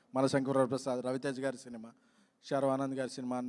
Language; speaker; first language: Telugu; native; Telugu